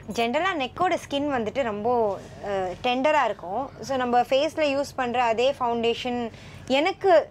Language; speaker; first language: Tamil; non-native, local second language; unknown